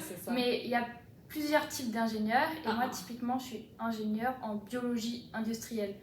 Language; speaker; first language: French; native; French